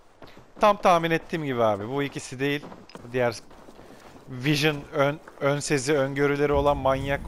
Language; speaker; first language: Turkish; native; Turkish